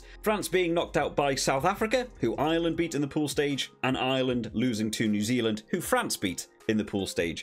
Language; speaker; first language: English; native; English